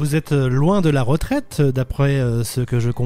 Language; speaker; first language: French; native; French